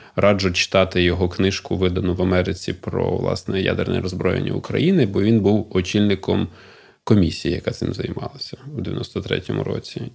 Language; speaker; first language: Ukrainian; native; Ukrainian